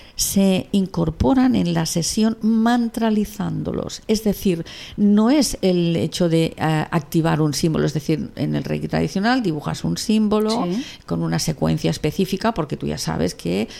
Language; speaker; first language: Spanish; non-native, local second language; Catalan